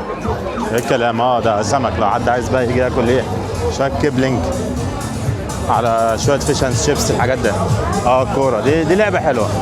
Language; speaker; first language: Arabic; native; Arabic